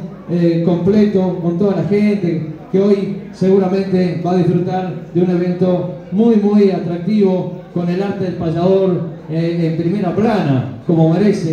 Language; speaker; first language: Spanish; native; Spanish